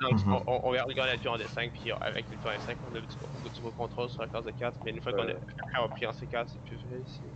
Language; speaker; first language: French; native; French